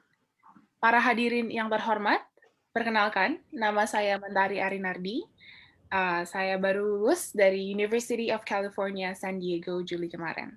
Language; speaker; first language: Indonesian; native; Indonesian